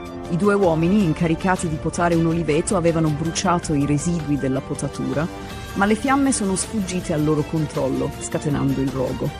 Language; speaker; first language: Italian; native; Italian